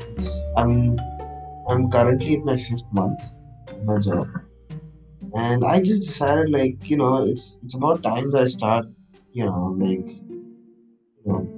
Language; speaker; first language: English; non-native, local second language; Malayalam